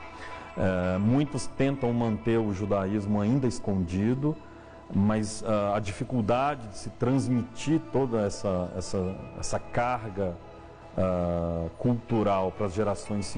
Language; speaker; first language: Portuguese; native; Portuguese